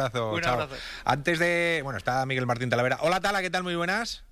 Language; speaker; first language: Spanish; native; Spanish